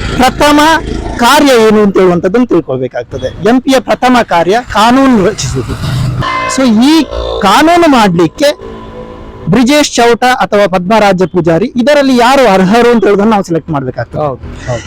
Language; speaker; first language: Kannada; native; Kannada